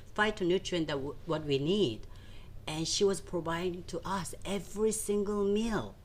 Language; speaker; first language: English; non-native, fluent; Korean